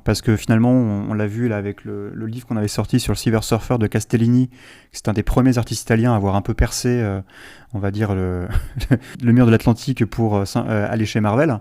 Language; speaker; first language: French; native; French